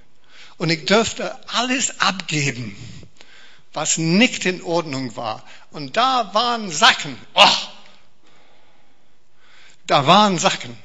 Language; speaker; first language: German; non-native, fluent; English